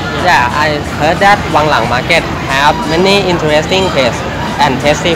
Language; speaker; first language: English; non-native, learner; Thai